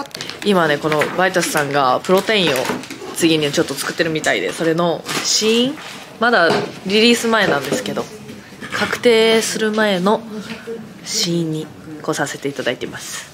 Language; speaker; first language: Japanese; native; Japanese